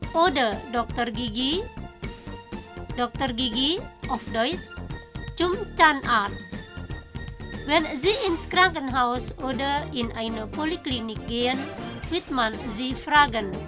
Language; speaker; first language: German; non-native, fluent; Indonesian